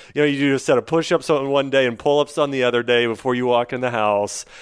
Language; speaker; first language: English; native; English